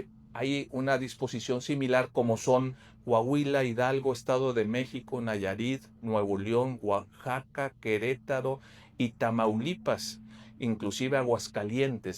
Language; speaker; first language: Spanish; native; Spanish